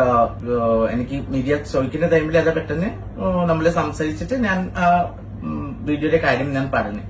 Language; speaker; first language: Malayalam; non-native, fluent; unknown